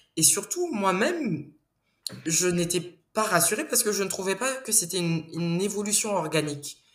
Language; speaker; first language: French; non-native, local second language; Bambara